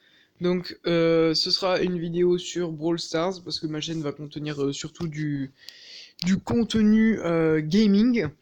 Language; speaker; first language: French; native; French